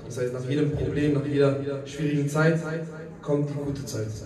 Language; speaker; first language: German; non-native, fluent; Persian